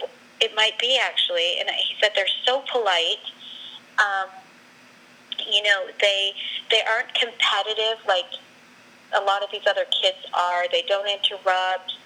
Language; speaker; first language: English; native; English